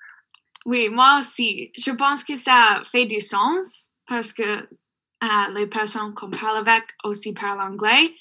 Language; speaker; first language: French; non-native, learner; English